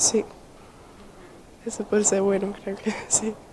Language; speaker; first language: Spanish; non-native, learner; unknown